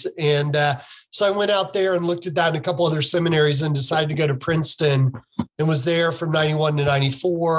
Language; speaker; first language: English; native; English